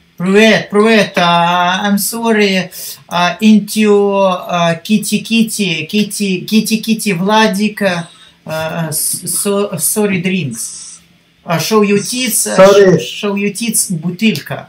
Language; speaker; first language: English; non-native, learner; Russian